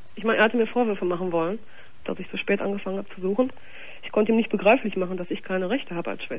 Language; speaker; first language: German; native; German